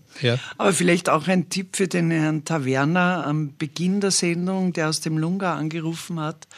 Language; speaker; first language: German; native; German